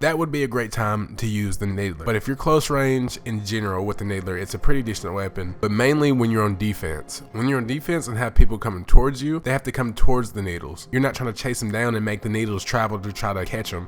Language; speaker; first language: English; native; English